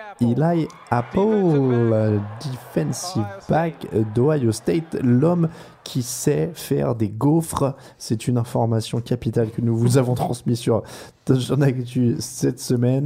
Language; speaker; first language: French; native; French